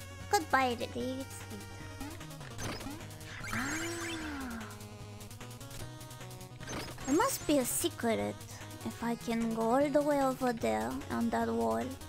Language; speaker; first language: English; non-native, fluent; Japanese